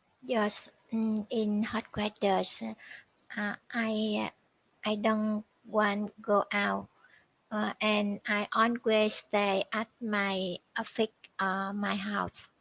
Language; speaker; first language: English; non-native, learner; Vietnamese